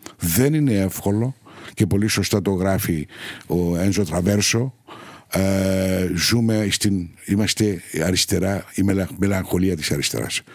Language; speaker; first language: Greek; non-native, local second language; Turkish